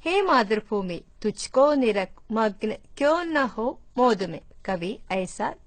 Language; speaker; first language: Hindi; non-native, local second language; Malayalam